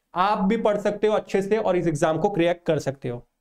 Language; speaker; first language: Hindi; non-native, local second language; Odia